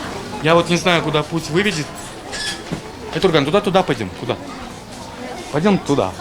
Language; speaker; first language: Russian; native; Russian